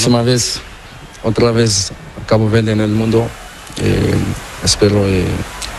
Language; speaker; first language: Spanish; non-native, learner; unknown